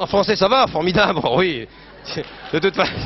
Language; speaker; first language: French; native; French